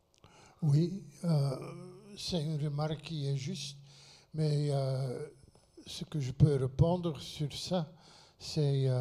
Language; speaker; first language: French; non-native, fluent; Dutch